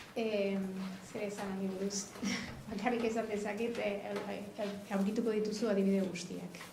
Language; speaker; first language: Basque; non-native, local second language; Spanish